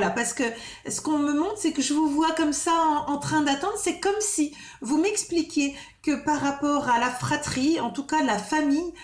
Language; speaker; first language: French; native; French